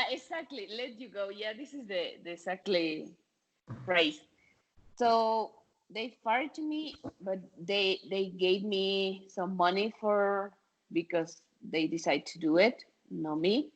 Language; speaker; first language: English; non-native, fluent; Spanish